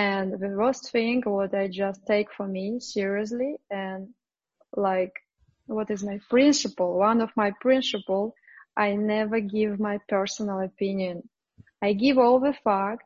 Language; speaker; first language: English; non-native, fluent; Russian